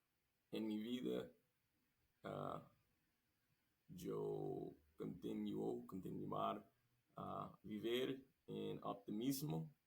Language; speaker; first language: Spanish; non-native, learner; English